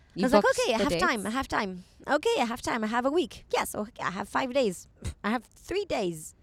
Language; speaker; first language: English; non-native, fluent; French